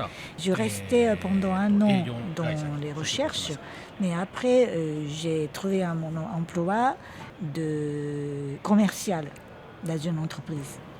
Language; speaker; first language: French; non-native, fluent; Japanese